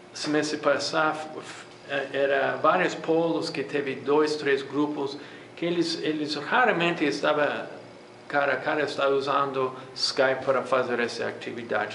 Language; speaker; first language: Portuguese; non-native, fluent; English